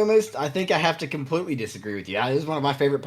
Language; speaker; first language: English; native; English